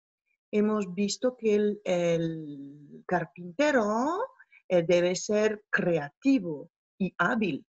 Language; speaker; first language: Spanish; non-native, fluent; French